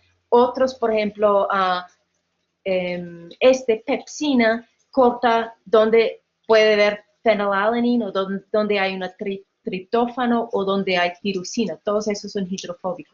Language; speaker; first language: Spanish; non-native, fluent; English